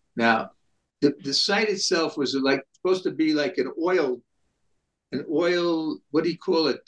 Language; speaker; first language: English; native; English